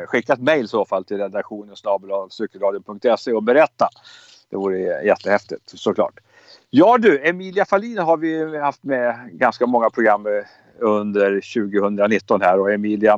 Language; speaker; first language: Swedish; native; Swedish